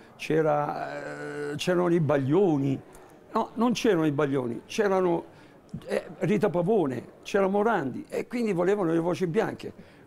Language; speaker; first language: Italian; native; Italian